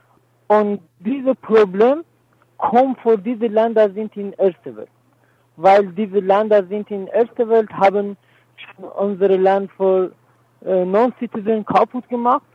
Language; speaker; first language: German; non-native, learner; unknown